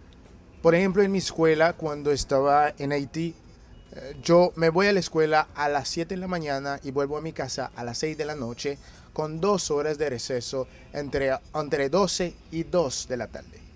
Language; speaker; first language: Spanish; non-native, fluent; Haitian Creole